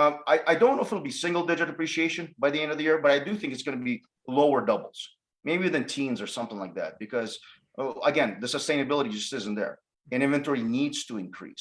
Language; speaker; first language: English; native; English